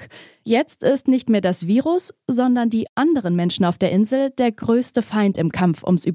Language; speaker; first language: German; native; German